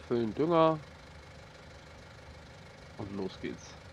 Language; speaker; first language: German; native; German